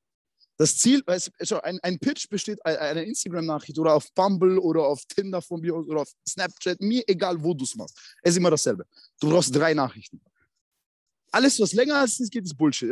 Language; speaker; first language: German; native; German